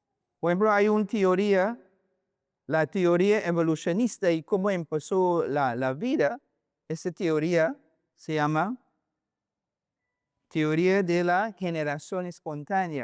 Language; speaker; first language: Spanish; non-native, learner; English